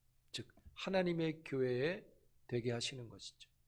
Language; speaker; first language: Korean; native; Korean